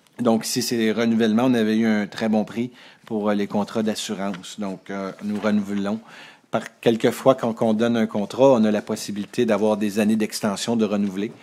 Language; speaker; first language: French; native; French